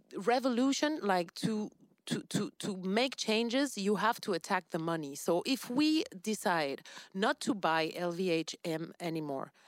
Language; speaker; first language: English; non-native, fluent; French